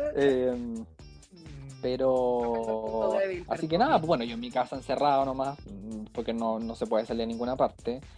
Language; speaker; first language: Spanish; native; Spanish